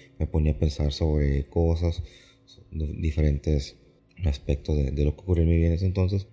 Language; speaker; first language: Spanish; native; Spanish